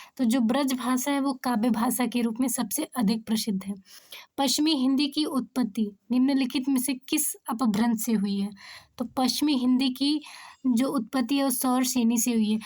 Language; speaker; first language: Hindi; native; Hindi